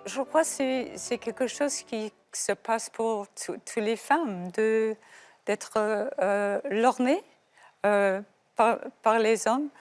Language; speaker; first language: French; non-native, fluent; English